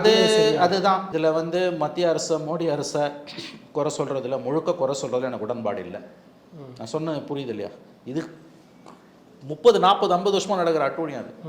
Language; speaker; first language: Tamil; native; Tamil